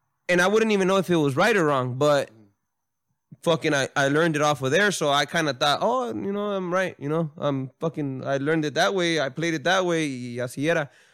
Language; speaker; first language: English; early bilingual, other home language; Spanish